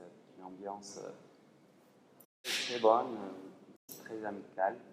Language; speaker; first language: French; non-native, fluent; Spanish